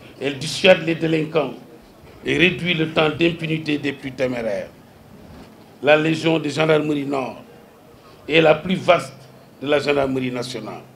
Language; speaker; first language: French; non-native, local second language; Wolof